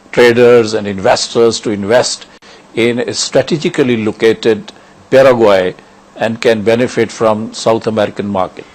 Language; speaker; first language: English; non-native, local second language; Urdu